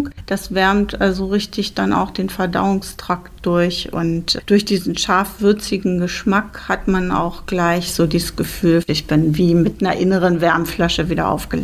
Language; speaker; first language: German; native; German